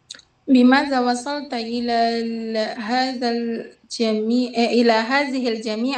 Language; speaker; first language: Arabic; non-native, learner; Indonesian